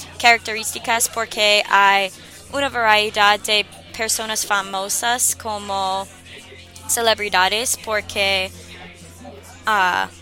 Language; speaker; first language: Spanish; non-native, learner; English